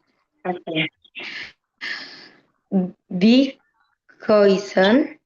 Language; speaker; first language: German; non-native, learner; Indonesian